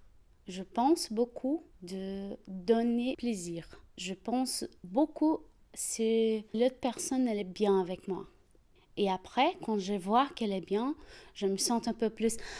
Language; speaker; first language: French; non-native, fluent; Portuguese